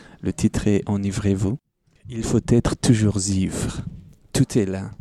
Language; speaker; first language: French; non-native, fluent; Persian